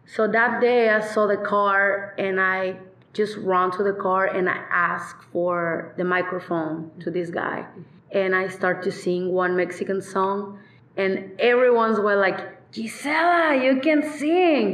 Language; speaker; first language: English; non-native, learner; Spanish